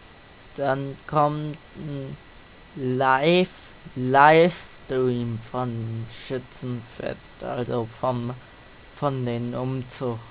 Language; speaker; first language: German; native; German